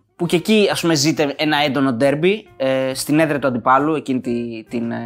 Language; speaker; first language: Greek; native; Greek